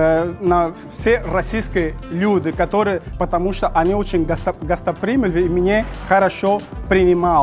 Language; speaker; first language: Russian; non-native, learner; Portuguese